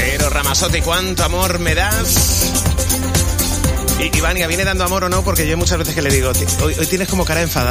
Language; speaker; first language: Spanish; native; Spanish